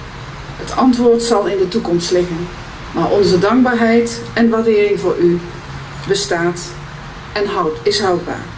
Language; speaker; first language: Dutch; native; Dutch